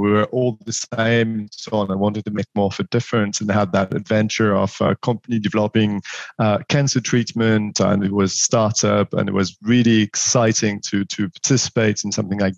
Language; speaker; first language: English; non-native, fluent; French